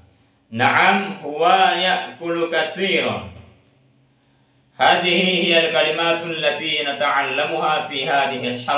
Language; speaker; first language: Arabic; non-native, fluent; Indonesian